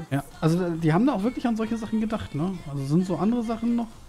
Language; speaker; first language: German; native; German